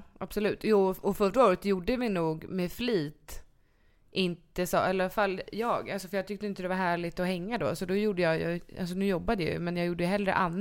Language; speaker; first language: Swedish; native; Swedish